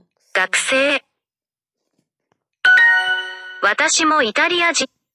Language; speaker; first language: Japanese; non-native, learner; Thai